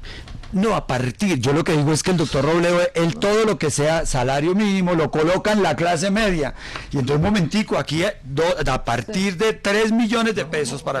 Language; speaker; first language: Spanish; native; Spanish